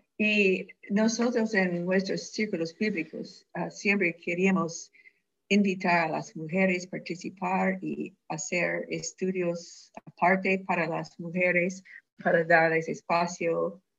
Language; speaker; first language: Spanish; non-native, fluent; English